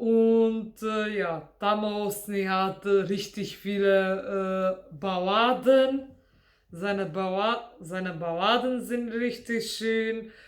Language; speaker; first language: German; non-native, fluent; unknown